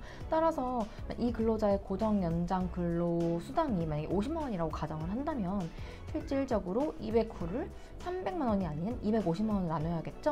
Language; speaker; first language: Korean; native; Korean